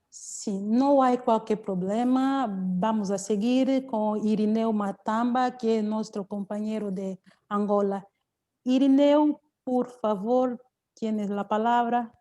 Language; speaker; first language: Spanish; non-native, learner; Portuguese